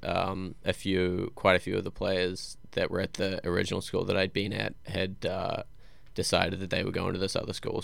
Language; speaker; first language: English; native; English